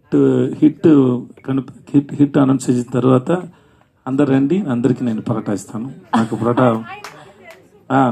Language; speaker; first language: Telugu; non-native, learner; Tamil